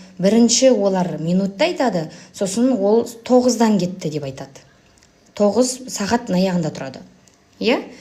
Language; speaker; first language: Kazakh; native; Kazakh